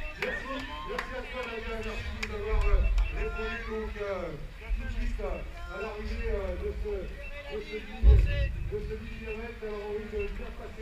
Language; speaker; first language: French; native; French